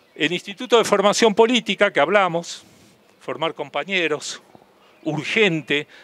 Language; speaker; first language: Spanish; native; Spanish